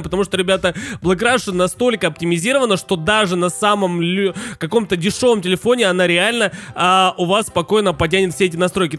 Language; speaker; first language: Russian; native; Russian